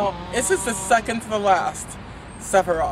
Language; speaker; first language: English; native; English